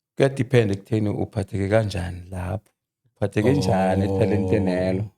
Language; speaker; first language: Zulu; non-native, local second language; South Ndebele